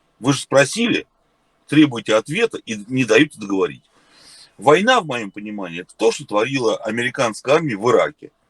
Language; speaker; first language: Russian; native; Russian